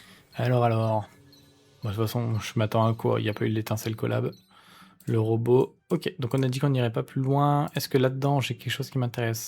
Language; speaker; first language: French; native; French